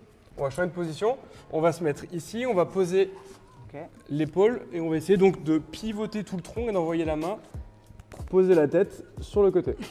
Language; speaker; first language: French; native; French